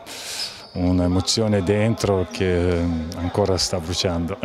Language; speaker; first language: Italian; non-native, fluent; Lithuanian